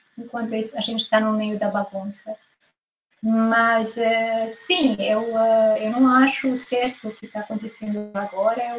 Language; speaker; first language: Portuguese; non-native, fluent; Hungarian